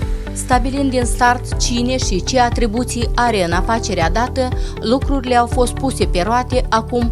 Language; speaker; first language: Romanian; native; Romanian